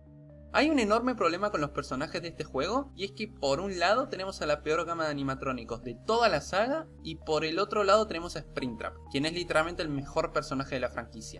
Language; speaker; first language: Spanish; native; Spanish